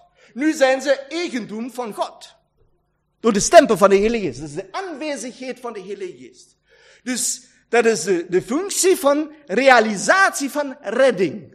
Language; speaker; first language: Dutch; non-native, learner; German